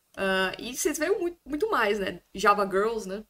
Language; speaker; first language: Portuguese; native; Portuguese